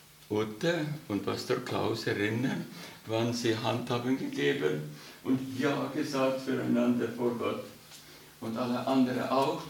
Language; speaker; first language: German; non-native, learner; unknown